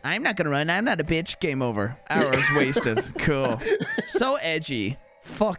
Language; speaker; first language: English; native; English